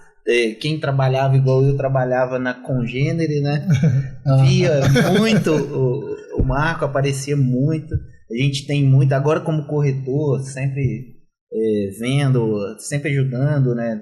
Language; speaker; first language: Portuguese; native; Portuguese